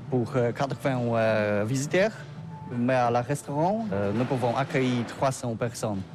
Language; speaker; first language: French; non-native, learner; Polish